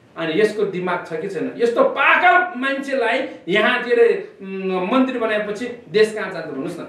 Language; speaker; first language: Nepali; non-native, local second language; Eastern Tamang